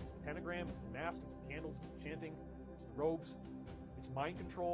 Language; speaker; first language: English; native; English